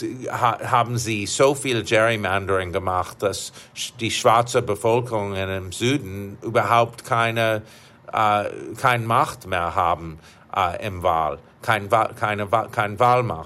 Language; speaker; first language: German; non-native, fluent; English